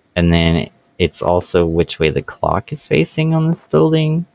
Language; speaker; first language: English; native; English